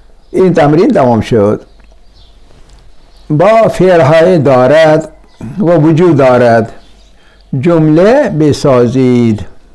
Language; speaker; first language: Persian; non-native, fluent; Urdu